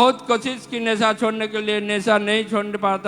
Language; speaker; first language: Hindi; non-native, local second language; Odia